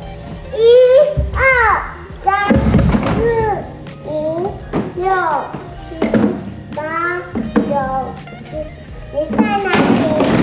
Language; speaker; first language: Chinese; early bilingual, heritage; Chinese